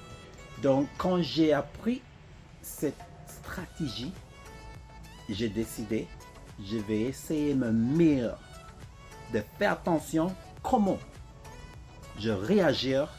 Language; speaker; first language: French; non-native, learner; English